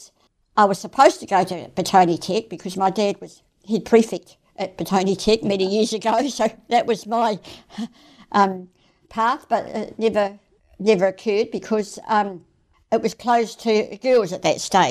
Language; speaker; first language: English; non-native, fluent; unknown